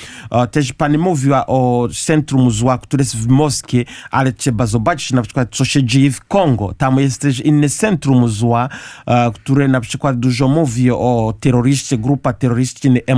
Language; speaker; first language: Polish; non-native, learner; Kinyarwanda